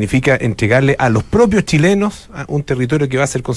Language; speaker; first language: Spanish; native; Spanish